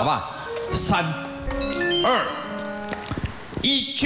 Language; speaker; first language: Chinese; native; Chinese